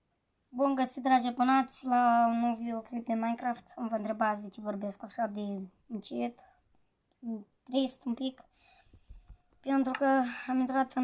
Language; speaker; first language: Romanian; native; Romanian